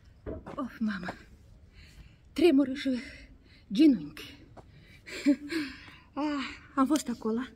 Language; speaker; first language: Romanian; non-native, learner; Russian